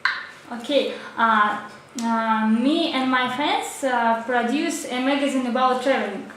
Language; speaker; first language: English; non-native, learner; Russian